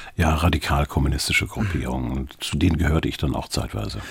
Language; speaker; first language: German; native; German